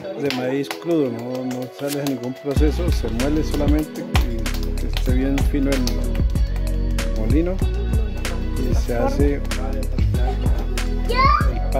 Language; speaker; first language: Spanish; native; Spanish